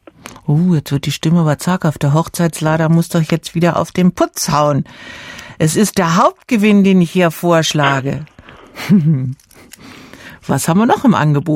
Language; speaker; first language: German; native; German